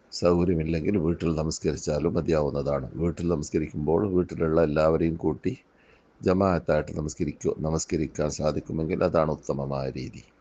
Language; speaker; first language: Malayalam; native; Malayalam